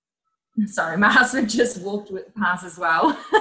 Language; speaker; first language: English; non-native, fluent; Dutch